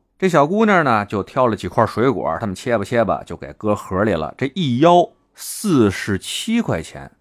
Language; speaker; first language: Chinese; native; Chinese